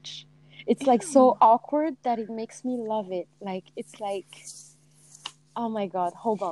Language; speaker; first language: English; non-native, fluent; French